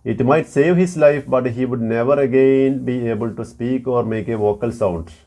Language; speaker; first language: English; non-native, local second language; Malayalam